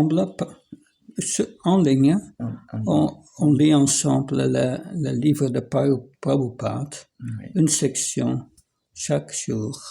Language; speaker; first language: French; non-native, fluent; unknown